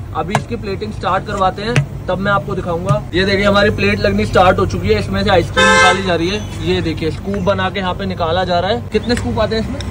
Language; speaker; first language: Hindi; native; Hindi